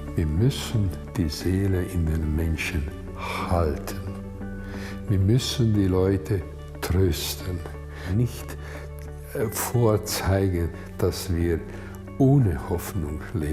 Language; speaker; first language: German; non-native, fluent; Hungarian